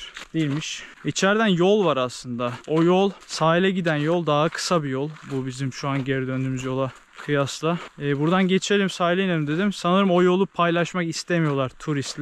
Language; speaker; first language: Turkish; native; Turkish